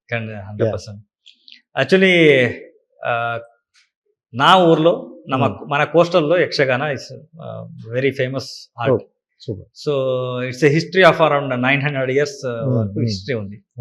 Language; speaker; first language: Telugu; non-native, learner; Kannada